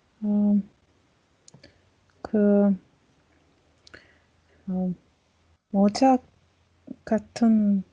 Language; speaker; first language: Korean; non-native, learner; Latvian